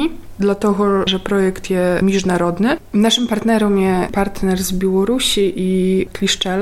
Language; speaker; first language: Polish; non-native, local second language; Ukrainian